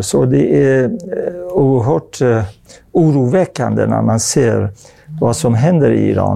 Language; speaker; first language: Swedish; non-native, fluent; Persian